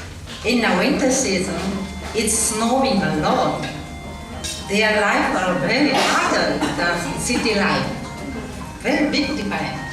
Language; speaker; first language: English; non-native, learner; Japanese